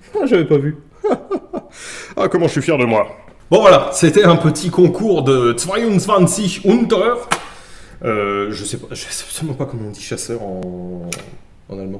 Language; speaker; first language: French; native; French